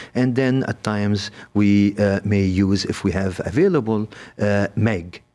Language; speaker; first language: English; non-native, fluent; Arabic